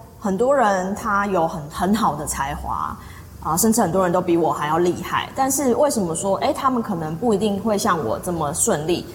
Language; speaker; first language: Chinese; native; Chinese